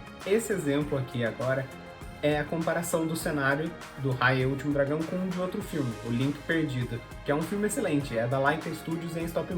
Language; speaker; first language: Portuguese; native; Portuguese